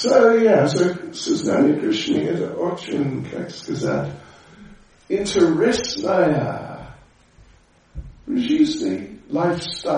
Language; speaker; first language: Russian; non-native, learner; English